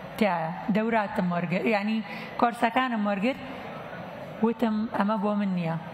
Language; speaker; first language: Central Kurdish; native; Central Kurdish